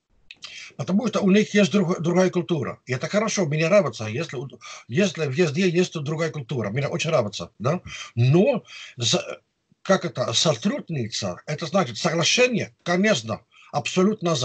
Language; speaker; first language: Russian; non-native, fluent; Dutch